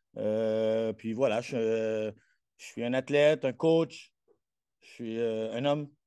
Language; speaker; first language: French; non-native, fluent; Spanish